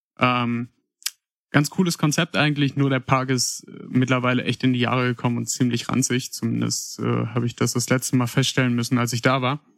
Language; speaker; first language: German; native; German